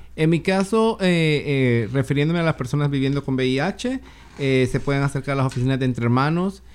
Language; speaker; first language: Spanish; native; Spanish